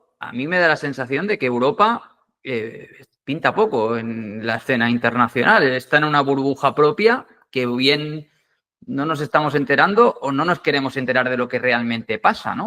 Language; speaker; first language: Spanish; native; Spanish